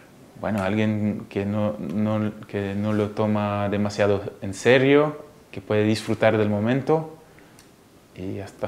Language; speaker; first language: Spanish; early bilingual, heritage; Spanish